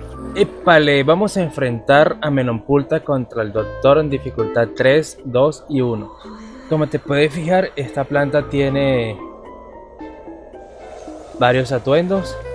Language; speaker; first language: Spanish; native; Spanish